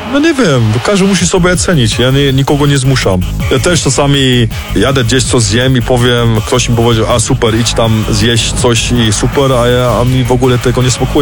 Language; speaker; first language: Polish; early bilingual, heritage; German